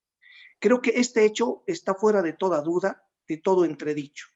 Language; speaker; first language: Spanish; native; Spanish